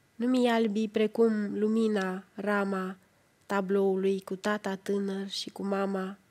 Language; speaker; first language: French; non-native, fluent; Romanian